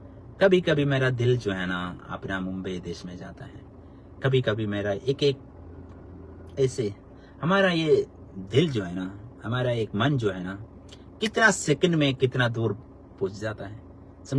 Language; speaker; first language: Hindi; non-native, local second language; Malayalam